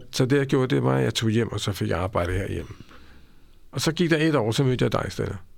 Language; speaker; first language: Danish; native; Danish